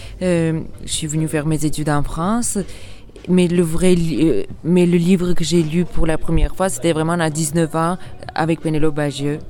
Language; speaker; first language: French; non-native, fluent; Armenian